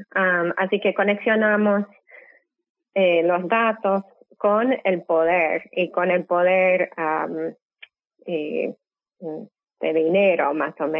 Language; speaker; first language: Spanish; non-native, fluent; English